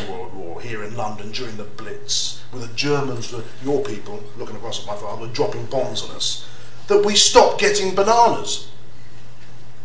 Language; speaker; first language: English; native; English